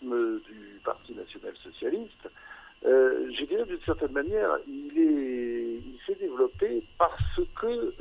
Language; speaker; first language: French; native; French